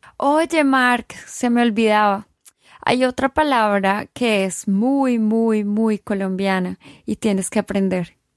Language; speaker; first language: Spanish; native; Spanish